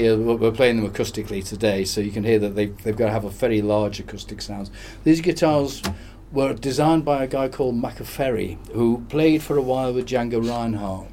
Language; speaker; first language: English; native; English